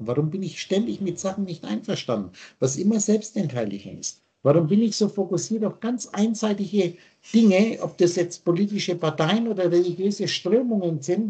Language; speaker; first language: German; native; German